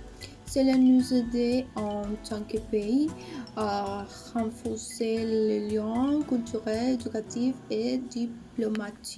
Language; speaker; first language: French; non-native, learner; Spanish